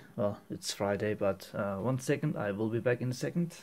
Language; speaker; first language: English; non-native, fluent; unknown